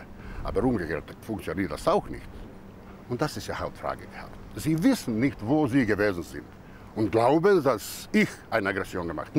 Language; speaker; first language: German; non-native, fluent; Croatian